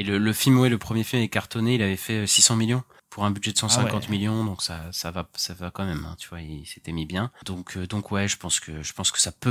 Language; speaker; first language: French; native; French